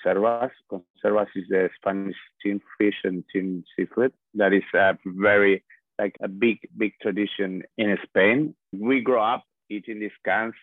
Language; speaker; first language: English; non-native, fluent; Spanish